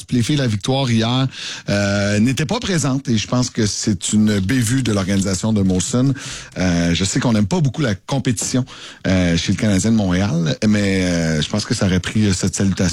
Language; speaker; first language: French; native; French